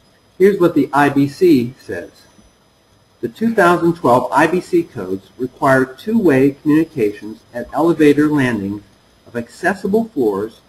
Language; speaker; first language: English; native; English